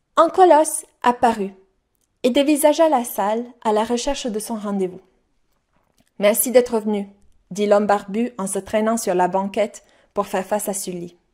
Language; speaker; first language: French; non-native, fluent; Italian